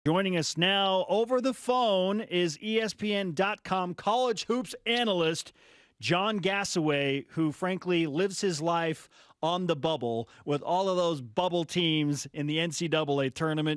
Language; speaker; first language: English; native; English